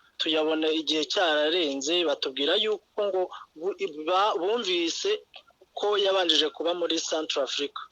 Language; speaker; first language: Kinyarwanda; native; Kinyarwanda